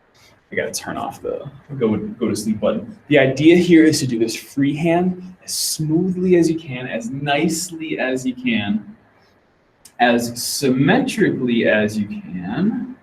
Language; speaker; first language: English; native; English